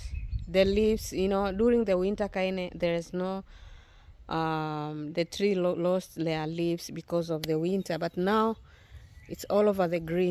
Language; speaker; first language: English; non-native, learner; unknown